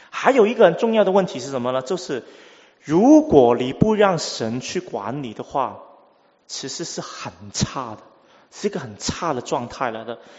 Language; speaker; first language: Chinese; non-native, local second language; Cantonese